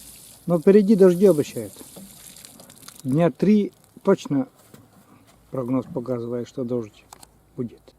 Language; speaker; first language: Russian; native; Russian